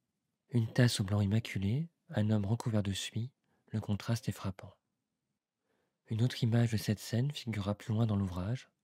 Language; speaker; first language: French; native; French